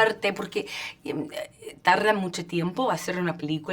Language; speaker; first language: Spanish; non-native, learner; English